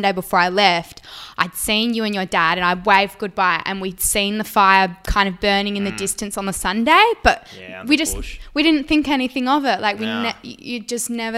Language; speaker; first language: English; native; English